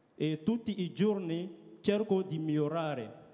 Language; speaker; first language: Italian; non-native, learner; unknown